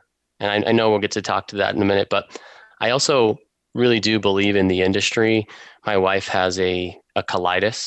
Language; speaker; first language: English; native; English